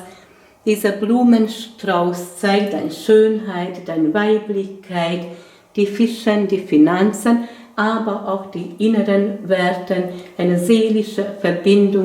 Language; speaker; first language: German; non-native, fluent; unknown